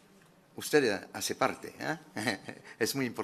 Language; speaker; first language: Spanish; non-native, fluent; French